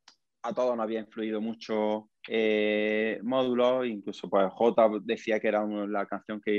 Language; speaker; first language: Spanish; native; Spanish